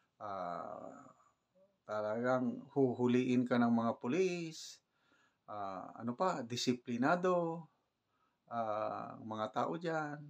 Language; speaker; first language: Filipino; non-native, local second language; Cebuano